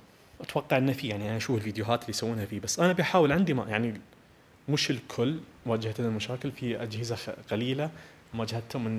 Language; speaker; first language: Arabic; native; Arabic